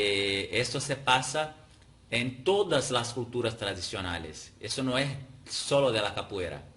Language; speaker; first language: Spanish; non-native, fluent; Portuguese